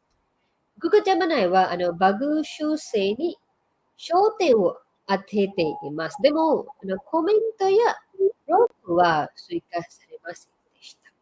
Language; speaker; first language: Japanese; non-native, fluent; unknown